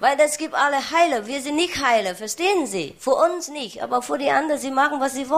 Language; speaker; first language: German; non-native, learner; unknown